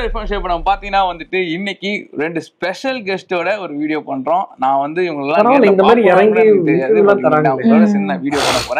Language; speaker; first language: Tamil; native; Tamil